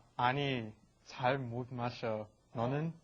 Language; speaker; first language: Korean; non-native, learner; English